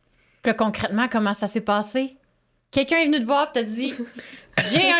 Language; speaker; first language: French; native; French